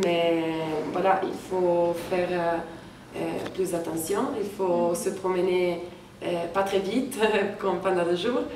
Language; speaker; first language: French; non-native, fluent; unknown